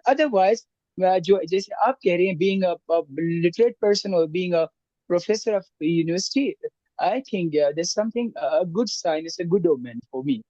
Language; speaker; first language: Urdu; non-native, local second language; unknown